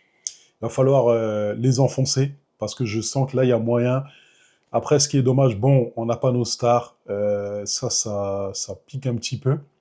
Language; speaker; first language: French; native; French